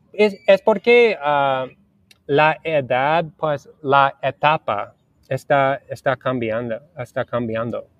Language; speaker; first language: Spanish; non-native, learner; English